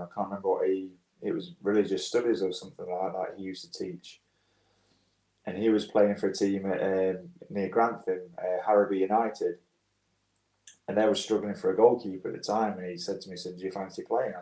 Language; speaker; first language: English; native; English